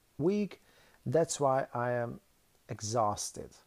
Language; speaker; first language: English; non-native, fluent; Hungarian